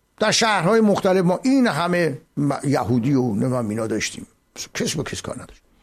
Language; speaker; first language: Persian; native; Persian